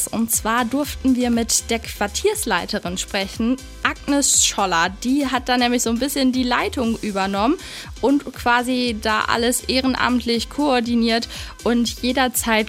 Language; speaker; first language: German; native; German